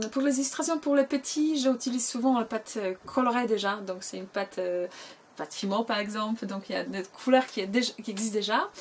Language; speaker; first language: French; non-native, fluent; Polish